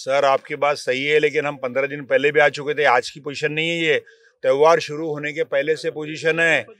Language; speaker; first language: Hindi; non-native, local second language; Marathi